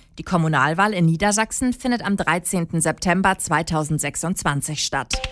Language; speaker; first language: German; native; German